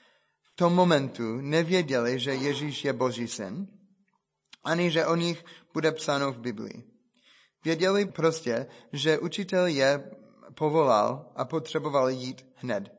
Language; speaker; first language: Czech; non-native, fluent; English